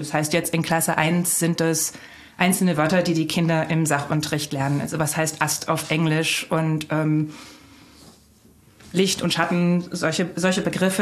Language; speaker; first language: German; native; German